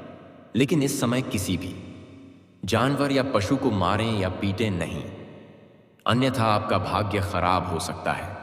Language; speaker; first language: Hindi; native; Hindi